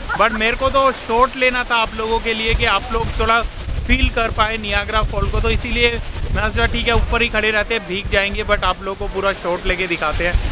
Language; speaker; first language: Hindi; native; Hindi